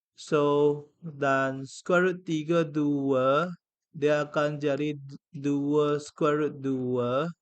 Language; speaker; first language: Malay; non-native, local second language; Chinese